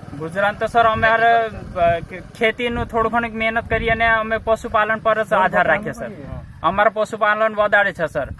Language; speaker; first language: Gujarati; non-native, local second language; Bhili